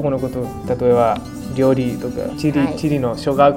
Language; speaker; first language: Japanese; non-native, learner; Spanish